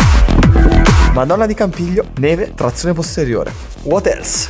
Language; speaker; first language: Italian; native; Italian